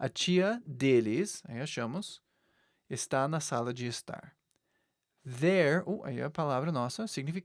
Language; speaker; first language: Portuguese; non-native, fluent; English